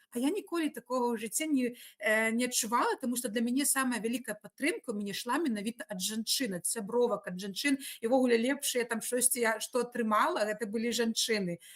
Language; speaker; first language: Belarusian; non-native, local second language; Russian